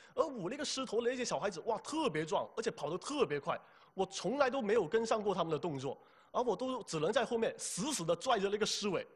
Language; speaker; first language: Chinese; native; Chinese